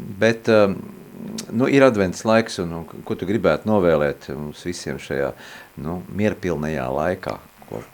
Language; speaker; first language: Latvian; native; Latvian